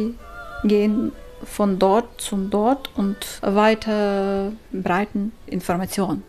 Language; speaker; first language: German; non-native, learner; Ukrainian